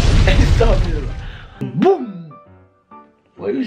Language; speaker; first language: English; non-native, learner; Turkish